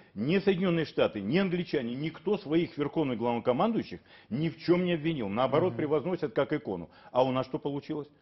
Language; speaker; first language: Russian; native; Russian